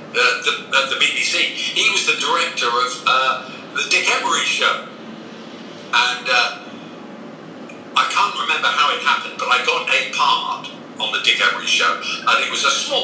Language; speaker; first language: English; native; English